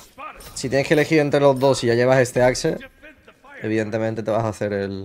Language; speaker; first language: Spanish; native; Spanish